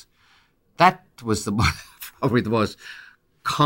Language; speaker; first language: English; native; English